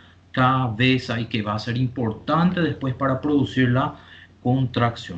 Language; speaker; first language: Spanish; native; Spanish